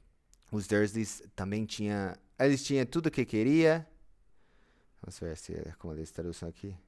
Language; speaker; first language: Portuguese; non-native, fluent; English